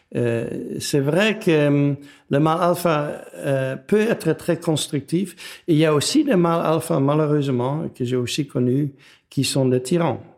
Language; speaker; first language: French; non-native, fluent; Dutch